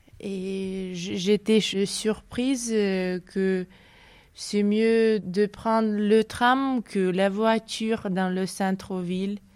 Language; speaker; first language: French; non-native, learner; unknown